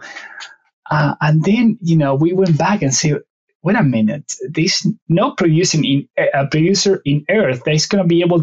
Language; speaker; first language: English; non-native, fluent; Spanish